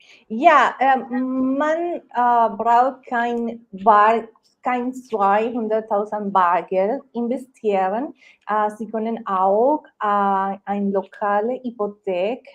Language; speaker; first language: German; non-native, learner; Spanish